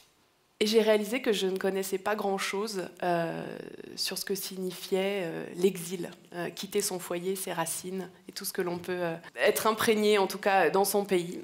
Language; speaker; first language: French; native; French